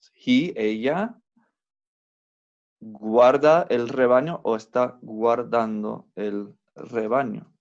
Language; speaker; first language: Spanish; non-native, fluent; English